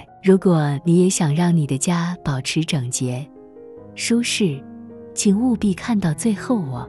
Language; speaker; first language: Chinese; native; Chinese